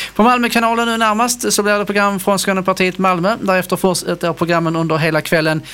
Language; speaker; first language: Swedish; native; Swedish